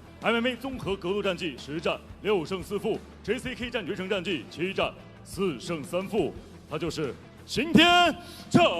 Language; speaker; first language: Chinese; native; Chinese